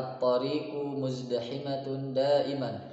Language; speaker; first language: Arabic; non-native, fluent; Indonesian